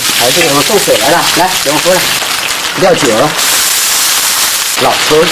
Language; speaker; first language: Chinese; native; Chinese